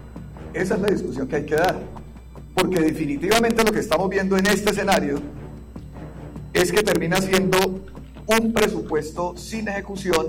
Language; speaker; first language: Spanish; native; Spanish